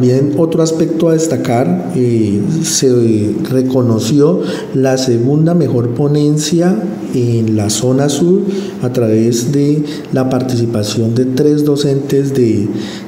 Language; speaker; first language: Spanish; native; Spanish